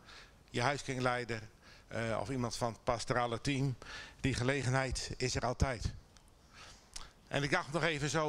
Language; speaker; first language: Dutch; native; Dutch